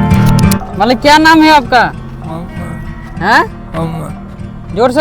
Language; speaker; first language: Hindi; non-native, local second language; Bangla